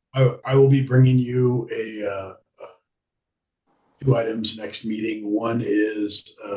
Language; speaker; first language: English; native; English